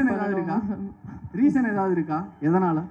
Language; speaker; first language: Tamil; native; Tamil